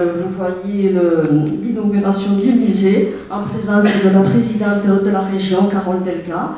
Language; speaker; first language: French; native; French